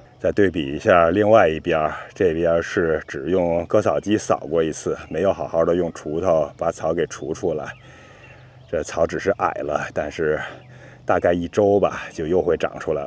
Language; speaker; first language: Chinese; native; Chinese